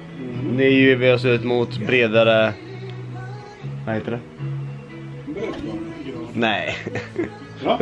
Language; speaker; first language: Swedish; native; Swedish